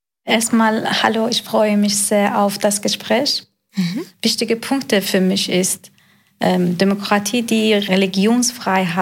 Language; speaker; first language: German; non-native, learner; Persian